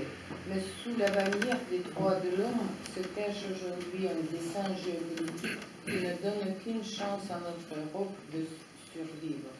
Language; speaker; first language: French; non-native, fluent; Russian